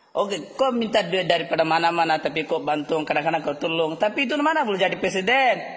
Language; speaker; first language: Malay; non-native, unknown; Rohingya